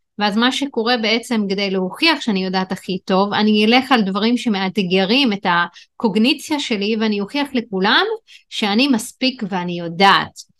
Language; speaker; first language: Hebrew; non-native, local second language; Arabic